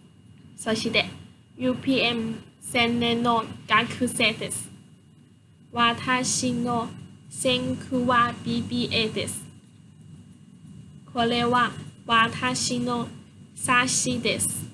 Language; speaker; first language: Japanese; non-native, learner; Chinese